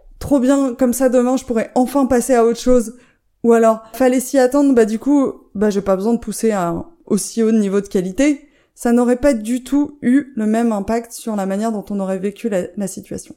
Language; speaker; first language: French; native; French